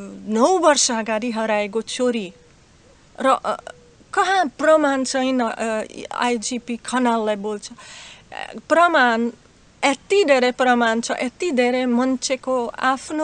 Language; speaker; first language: Nepali; non-native, learner; Slovak